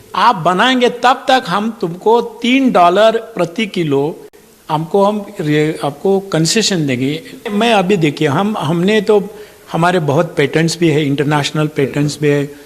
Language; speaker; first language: Hindi; non-native, local second language; Marathi